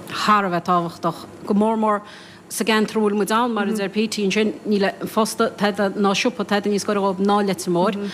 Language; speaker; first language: Irish; native; Irish